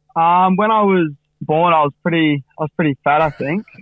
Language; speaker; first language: English; native; English